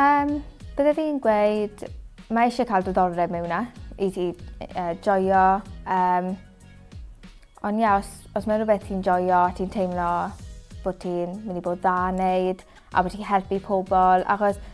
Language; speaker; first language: Welsh; native; Welsh